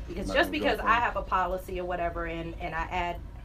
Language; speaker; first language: English; native; English